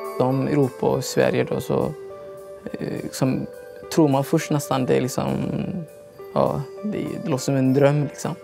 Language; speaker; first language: Swedish; early bilingual, other home language; Somali